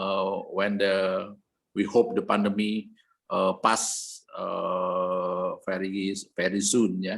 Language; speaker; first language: English; non-native, learner; Indonesian